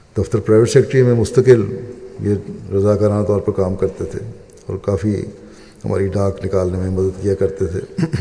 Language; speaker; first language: Urdu; native; Urdu